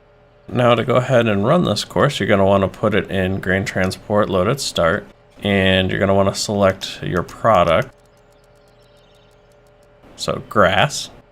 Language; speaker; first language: English; native; English